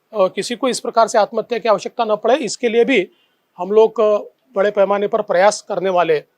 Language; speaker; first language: Hindi; non-native, local second language; Marathi